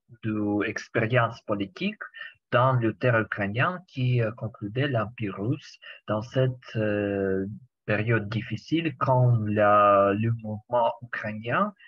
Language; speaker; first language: French; non-native, learner; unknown